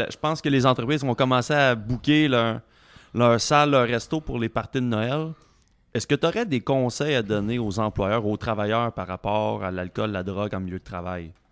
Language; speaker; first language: French; native; French